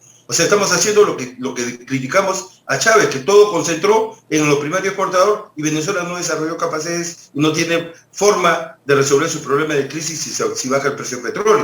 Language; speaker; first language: Spanish; native; Spanish